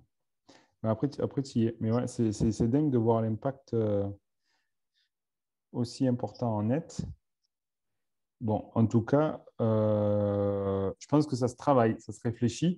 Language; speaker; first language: French; native; French